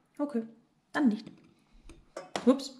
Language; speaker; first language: German; native; German